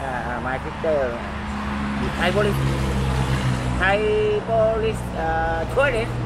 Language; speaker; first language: English; non-native, learner; Thai